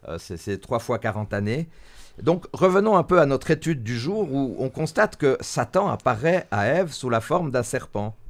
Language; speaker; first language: French; native; French